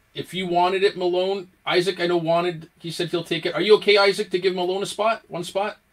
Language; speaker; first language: English; native; English